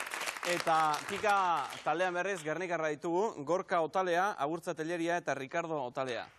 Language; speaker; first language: Basque; native; Basque